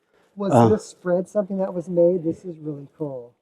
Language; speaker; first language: English; native; English